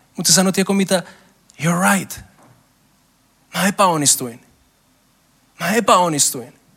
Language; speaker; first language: Finnish; non-native, learner; Spanish